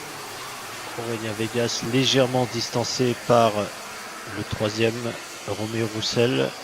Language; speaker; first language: French; native; French